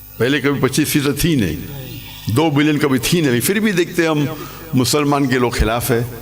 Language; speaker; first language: Urdu; non-native, local second language; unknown